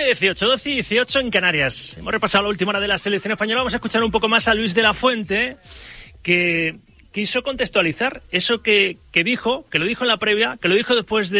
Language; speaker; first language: Spanish; native; Spanish